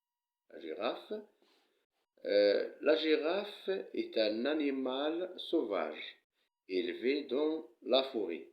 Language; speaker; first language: French; non-native, local second language; Arabic